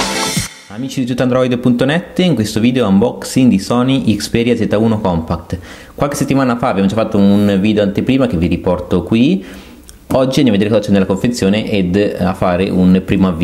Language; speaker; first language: Italian; native; Italian